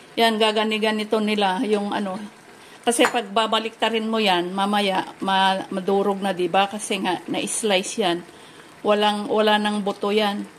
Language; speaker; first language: Filipino; native; Filipino